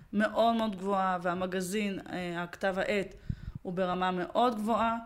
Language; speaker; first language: Hebrew; early bilingual, other home language; Russian